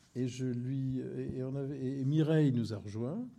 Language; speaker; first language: French; native; French